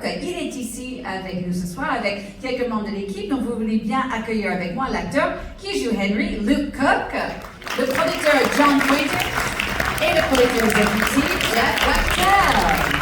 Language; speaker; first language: French; native; French